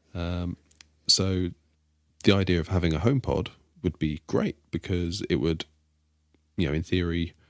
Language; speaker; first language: English; native; English